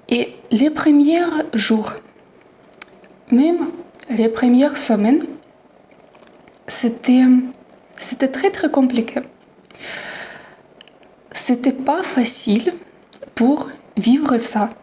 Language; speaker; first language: French; non-native, fluent; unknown